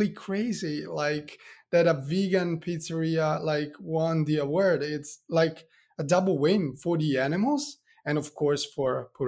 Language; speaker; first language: English; non-native, fluent; Italian